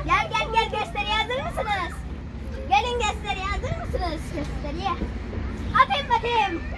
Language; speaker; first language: Turkish; early bilingual, heritage; Turkish